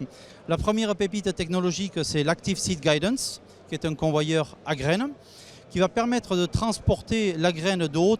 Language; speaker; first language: French; native; French